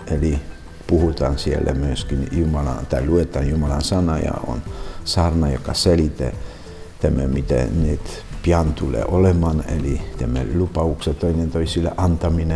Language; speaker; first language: Finnish; non-native, fluent; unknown